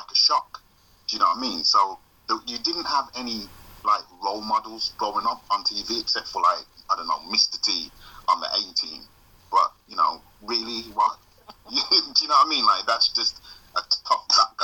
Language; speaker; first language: English; native; English